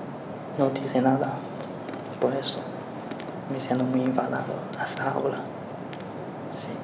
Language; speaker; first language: Spanish; non-native, learner; Chinese